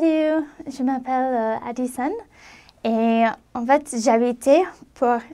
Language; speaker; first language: French; non-native, fluent; English